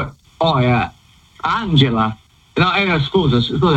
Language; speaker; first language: Italian; non-native, learner; English